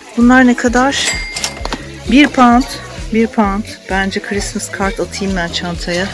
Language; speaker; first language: Turkish; native; Turkish